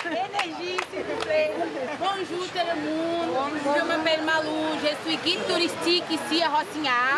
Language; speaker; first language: French; non-native, learner; Portuguese